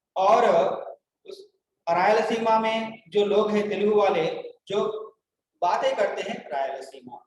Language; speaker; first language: Hindi; non-native, local second language; Telugu